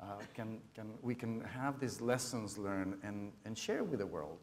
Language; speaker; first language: English; non-native, fluent; Spanish